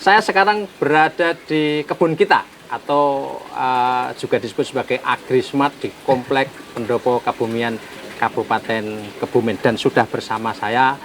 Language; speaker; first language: Indonesian; native; Indonesian